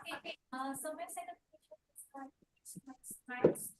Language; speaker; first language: English; non-native, learner; Indonesian